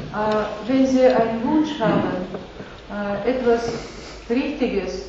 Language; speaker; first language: German; non-native, fluent; Russian